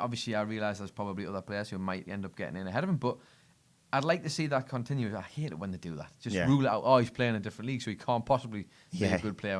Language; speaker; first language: English; native; English